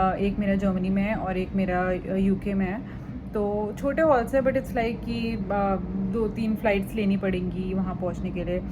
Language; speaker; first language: Hindi; native; Hindi